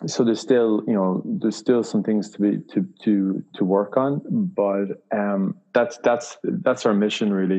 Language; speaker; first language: English; native; English